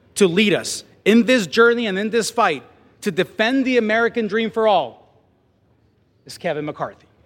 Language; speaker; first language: English; non-native, fluent; Spanish